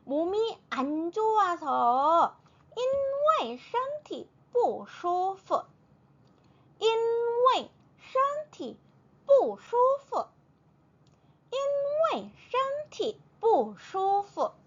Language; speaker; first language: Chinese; non-native, fluent; Korean